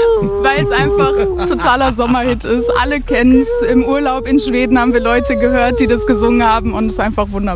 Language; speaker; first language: German; native; German